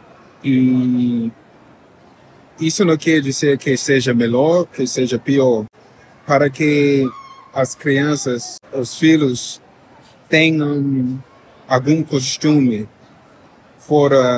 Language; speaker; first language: Portuguese; non-native, fluent; English